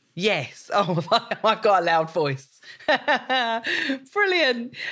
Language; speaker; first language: English; native; English